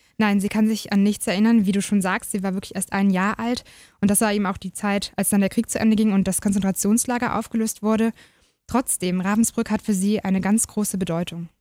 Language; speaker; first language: German; native; German